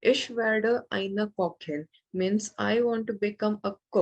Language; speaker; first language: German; non-native, learner; Malayalam